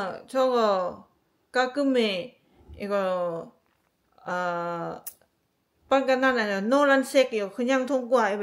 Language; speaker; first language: Korean; non-native, learner; Lao